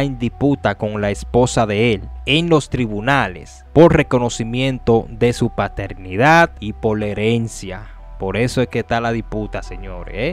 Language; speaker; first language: Spanish; native; Spanish